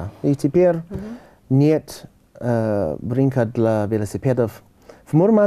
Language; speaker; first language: Russian; non-native, learner; English